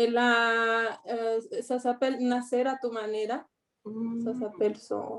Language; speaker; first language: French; non-native, fluent; Spanish